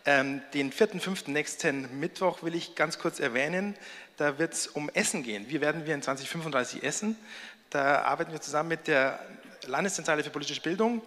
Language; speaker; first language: German; native; German